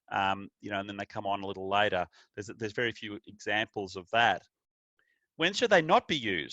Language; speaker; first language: English; native; English